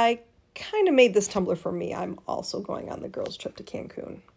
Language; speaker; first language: English; native; English